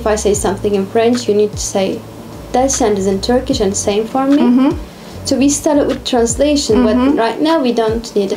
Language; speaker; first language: English; non-native, fluent; Turkish